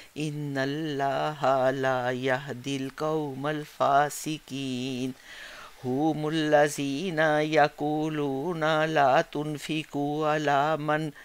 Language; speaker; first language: Arabic; non-native, learner; Hindi